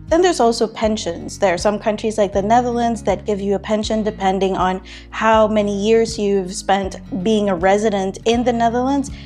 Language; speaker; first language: English; non-native, local second language; Filipino